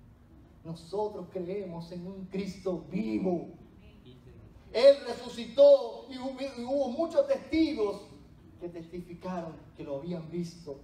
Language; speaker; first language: Spanish; native; Spanish